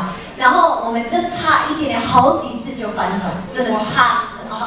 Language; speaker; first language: Chinese; early bilingual, heritage; Chinese